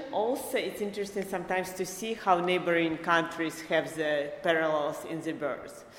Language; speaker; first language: English; non-native, fluent; Belarusian